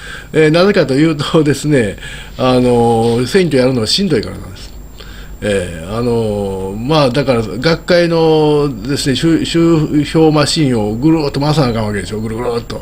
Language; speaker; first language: Japanese; native; Japanese